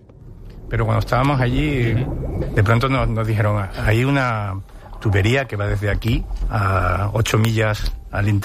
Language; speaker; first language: Spanish; native; Spanish